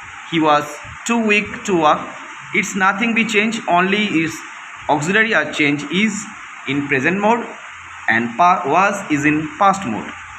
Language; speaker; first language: English; non-native, local second language; Bangla